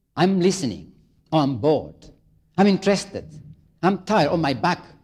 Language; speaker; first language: English; non-native, fluent; Spanish